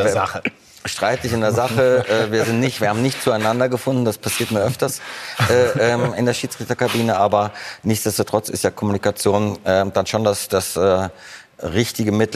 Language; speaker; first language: German; native; German